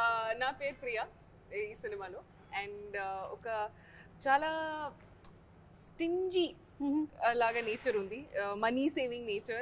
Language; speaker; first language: Telugu; non-native, fluent; Hindi